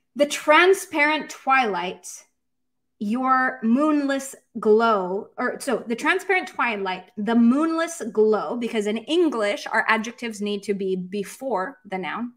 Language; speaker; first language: English; native; English